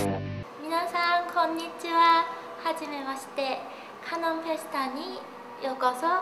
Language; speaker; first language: Japanese; non-native, learner; Korean